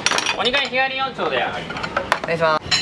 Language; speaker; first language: Japanese; native; Japanese